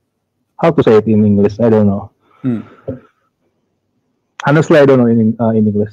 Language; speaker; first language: English; non-native, learner; Indonesian